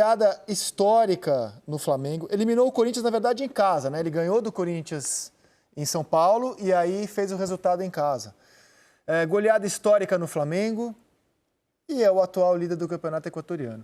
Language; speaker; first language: Portuguese; native; Portuguese